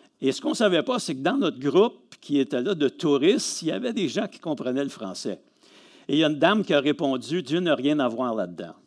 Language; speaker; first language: French; native; French